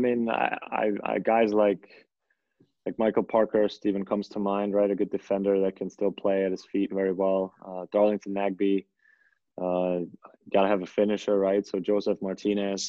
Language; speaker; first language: English; non-native, fluent; German